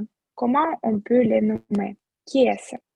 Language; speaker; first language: French; non-native, fluent; Russian